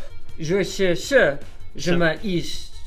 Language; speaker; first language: Chinese; non-native, learner; English